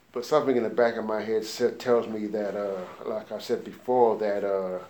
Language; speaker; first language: English; native; English